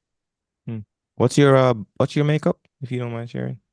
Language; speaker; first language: English; non-native, fluent; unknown